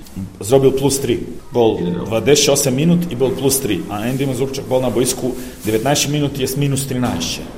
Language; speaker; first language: Polish; non-native, learner; Serbian